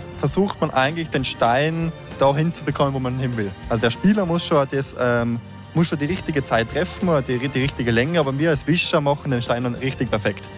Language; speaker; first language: German; native; German